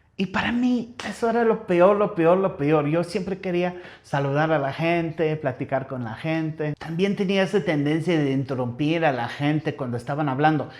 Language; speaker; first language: Spanish; non-native, fluent; English